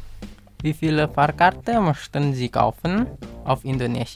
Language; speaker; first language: German; non-native, fluent; Indonesian